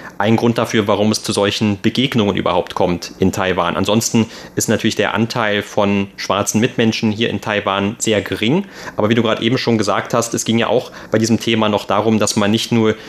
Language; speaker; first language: German; native; German